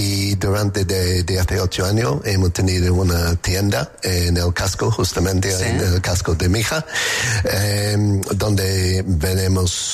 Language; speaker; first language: Spanish; non-native, learner; English